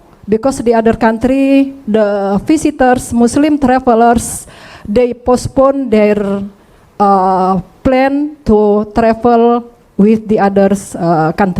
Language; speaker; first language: English; non-native, learner; Indonesian